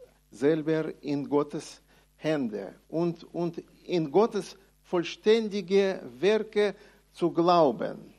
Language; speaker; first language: German; non-native, fluent; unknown